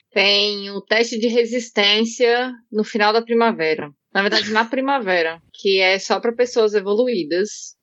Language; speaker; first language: Portuguese; native; Portuguese